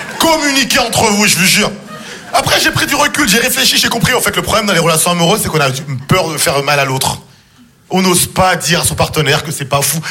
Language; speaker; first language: French; native; French